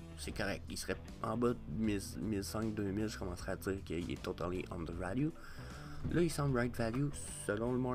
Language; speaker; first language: French; native; French